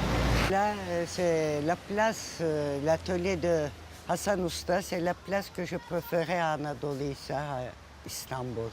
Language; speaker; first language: French; non-native, fluent; Turkish